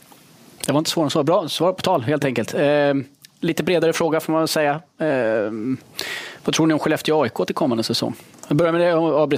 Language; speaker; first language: Swedish; native; Swedish